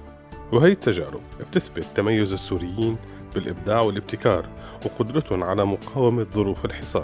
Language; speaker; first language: Arabic; native; Arabic